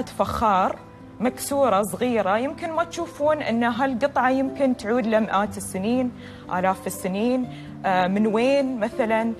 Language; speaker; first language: Arabic; native; Arabic